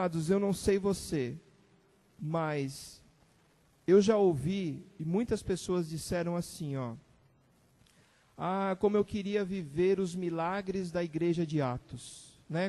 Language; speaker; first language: Portuguese; native; Portuguese